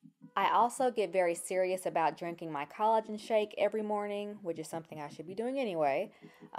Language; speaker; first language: English; native; English